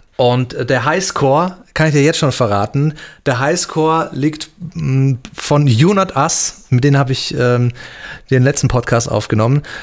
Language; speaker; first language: German; native; German